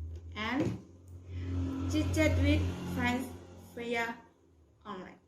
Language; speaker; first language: English; non-native, learner; Indonesian